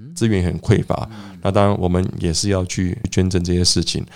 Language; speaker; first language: Chinese; native; Chinese